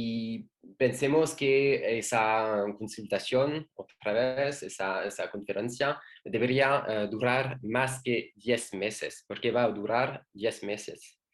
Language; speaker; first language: Spanish; non-native, learner; French